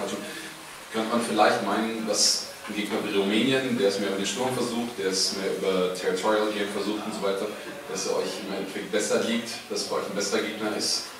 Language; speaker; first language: German; native; German